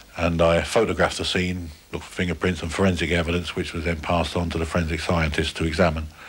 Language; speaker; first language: English; native; English